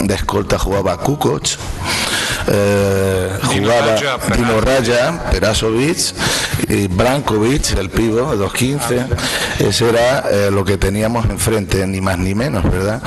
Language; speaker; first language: Spanish; native; Spanish